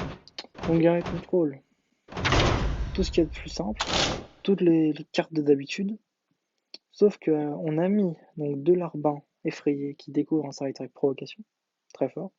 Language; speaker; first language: French; native; French